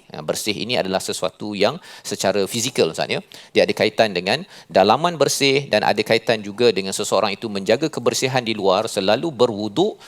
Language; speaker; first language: Malay; native; Malay